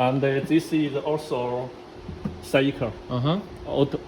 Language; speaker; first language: English; non-native, learner; Chinese